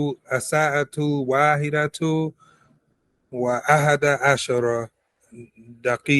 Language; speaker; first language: Arabic; non-native, learner; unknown